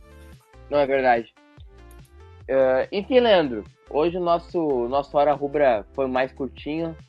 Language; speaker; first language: Portuguese; native; Portuguese